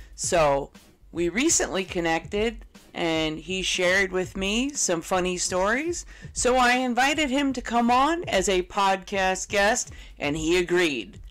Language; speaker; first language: English; native; English